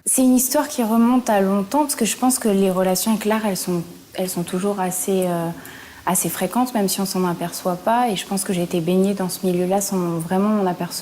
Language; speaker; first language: French; native; French